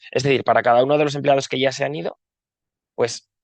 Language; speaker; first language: Spanish; native; Spanish